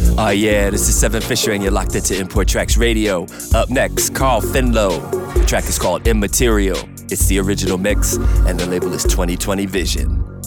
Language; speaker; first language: English; native; English